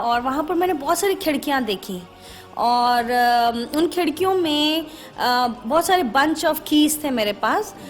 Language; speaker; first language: Urdu; native; Urdu